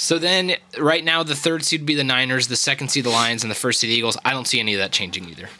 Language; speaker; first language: English; native; English